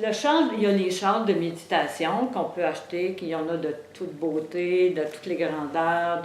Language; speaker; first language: French; native; French